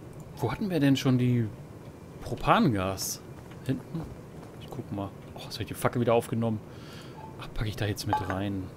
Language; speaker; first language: German; native; German